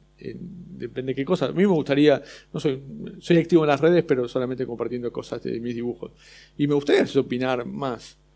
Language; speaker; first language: Spanish; native; Spanish